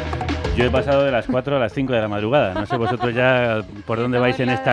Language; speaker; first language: Spanish; native; Spanish